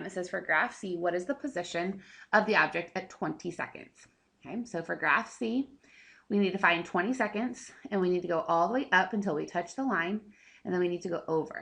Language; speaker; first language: English; native; English